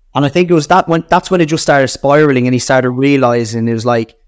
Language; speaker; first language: English; native; English